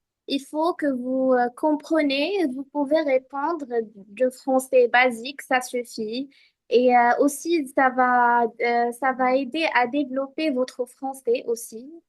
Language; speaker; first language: French; non-native, fluent; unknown